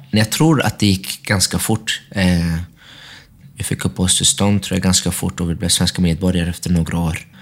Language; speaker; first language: Swedish; early bilingual, other home language; Arabic